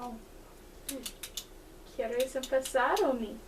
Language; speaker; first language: Spanish; non-native, learner; English